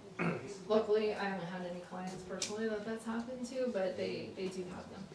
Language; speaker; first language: English; native; English